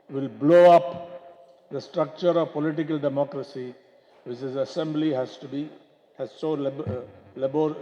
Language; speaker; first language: English; non-native, local second language; Tamil